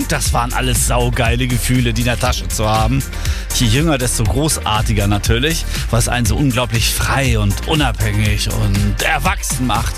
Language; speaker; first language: German; native; German